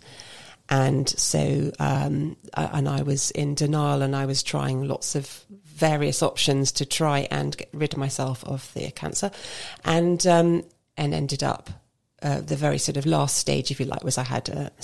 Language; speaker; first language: English; native; English